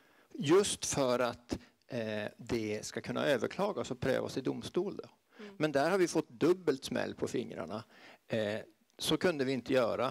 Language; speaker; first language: Swedish; native; Swedish